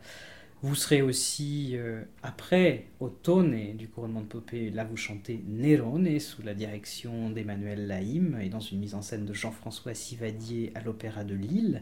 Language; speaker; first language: French; native; French